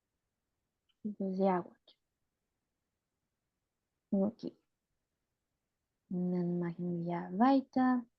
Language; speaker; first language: German; non-native, fluent; Spanish